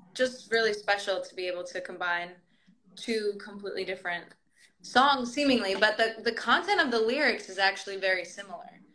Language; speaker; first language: English; early bilingual, other home language; Greek